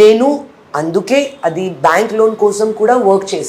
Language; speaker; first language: Telugu; non-native, learner; Hindi